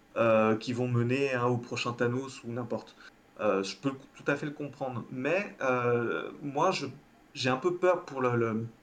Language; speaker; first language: French; native; French